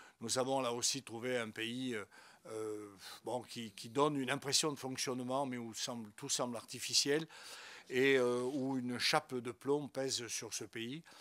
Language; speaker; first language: French; native; French